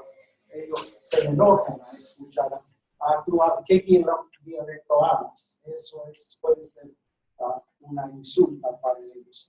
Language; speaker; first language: Spanish; non-native, fluent; English